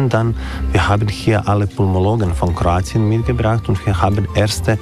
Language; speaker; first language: German; non-native, learner; Croatian